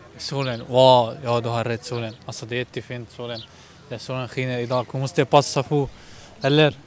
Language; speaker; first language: Swedish; non-native, learner; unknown